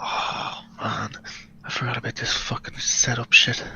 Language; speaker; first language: English; native; English